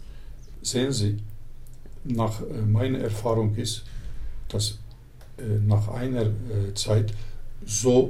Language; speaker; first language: German; early bilingual, other home language; Turkish